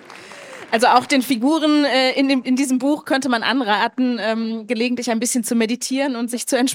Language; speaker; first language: German; native; German